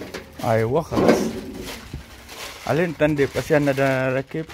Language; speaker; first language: Arabic; non-native, learner; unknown